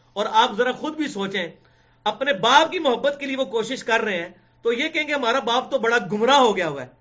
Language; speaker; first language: Urdu; non-native, local second language; Punjabi